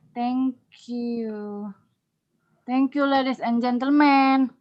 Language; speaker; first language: English; non-native, learner; Indonesian